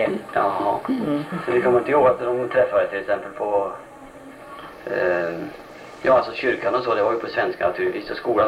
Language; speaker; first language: Swedish; native; Swedish